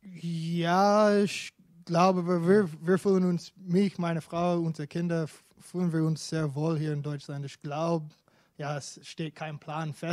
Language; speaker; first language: German; non-native, fluent; English